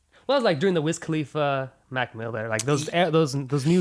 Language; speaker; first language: English; native; English